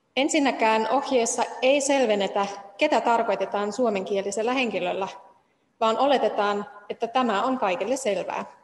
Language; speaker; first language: Finnish; non-native, fluent; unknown